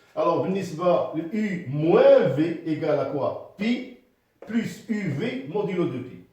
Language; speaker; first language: French; non-native, local second language; Arabic